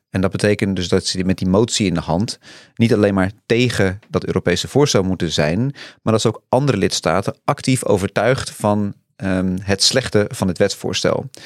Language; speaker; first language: Dutch; native; Dutch